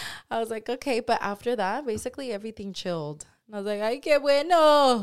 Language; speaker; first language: English; early bilingual, other home language; Spanish